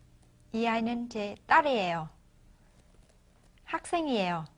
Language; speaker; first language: Korean; non-native, fluent; Vietnamese